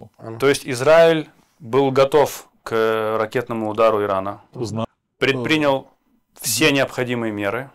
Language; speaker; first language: Russian; native; Russian